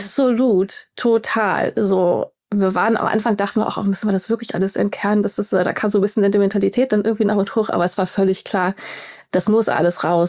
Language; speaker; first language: German; native; German